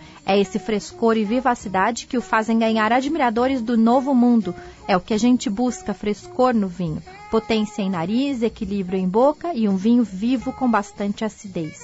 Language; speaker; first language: Portuguese; native; Portuguese